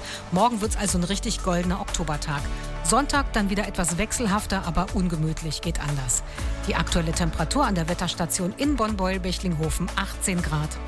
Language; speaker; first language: German; native; German